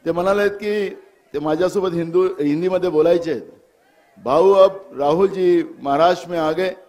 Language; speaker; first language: Hindi; non-native, local second language; Marathi